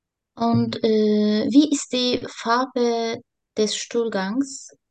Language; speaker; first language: German; non-native, learner; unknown